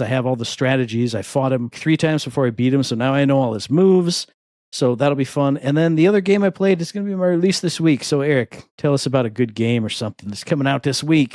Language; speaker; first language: English; native; English